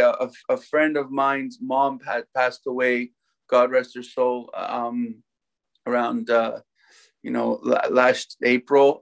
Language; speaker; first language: English; native; English